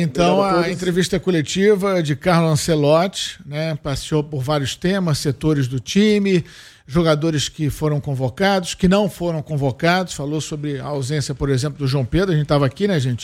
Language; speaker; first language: Portuguese; native; Portuguese